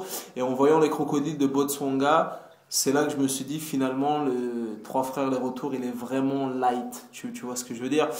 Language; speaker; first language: French; native; French